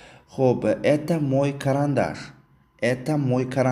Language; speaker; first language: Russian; non-native, fluent; Tajik